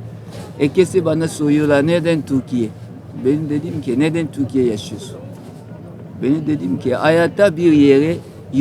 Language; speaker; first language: Turkish; non-native, learner; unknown